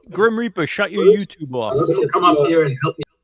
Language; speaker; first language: English; native; English